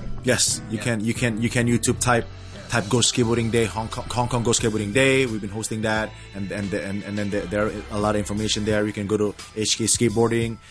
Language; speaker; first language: English; early bilingual, other home language; Indonesian